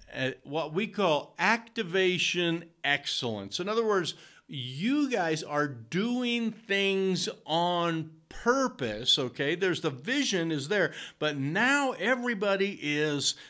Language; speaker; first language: English; native; English